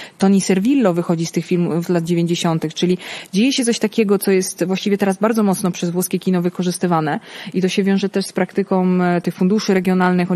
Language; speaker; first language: Polish; early bilingual, heritage; Italian